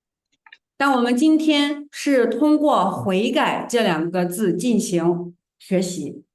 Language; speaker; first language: Chinese; native; Chinese